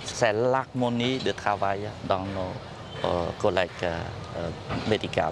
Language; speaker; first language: French; non-native, fluent; Khmer